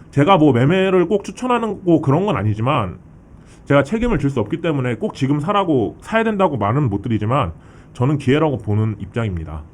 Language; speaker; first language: Korean; early bilingual, heritage; Korean